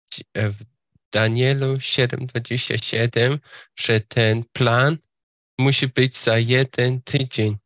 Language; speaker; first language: Polish; non-native, fluent; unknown